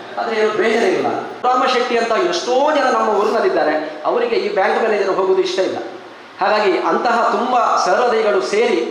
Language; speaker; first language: Kannada; non-native, local second language; Tulu